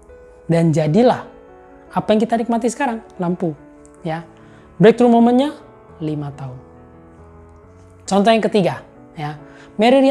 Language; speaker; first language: Indonesian; native; Indonesian